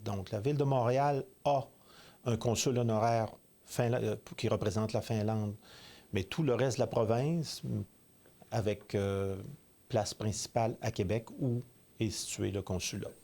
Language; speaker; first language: French; native; French